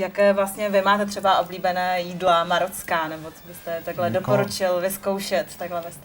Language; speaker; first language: Czech; native; Czech